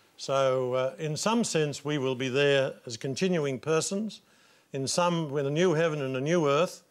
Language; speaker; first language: English; native; English